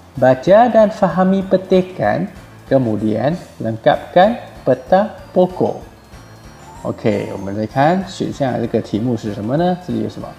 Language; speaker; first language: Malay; non-native, local second language; Chinese